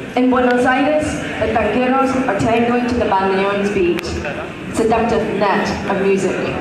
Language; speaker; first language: English; early bilingual, other home language; Vietnamese